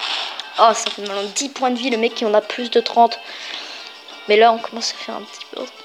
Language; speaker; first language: French; native; French